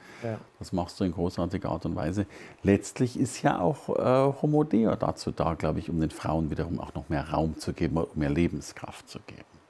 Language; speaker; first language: German; native; German